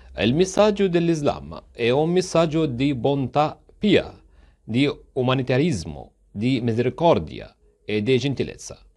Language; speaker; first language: Italian; non-native, fluent; Arabic